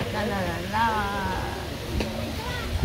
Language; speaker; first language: Spanish; native; Spanish